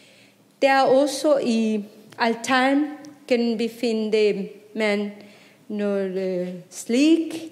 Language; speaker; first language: Danish; non-native, fluent; Spanish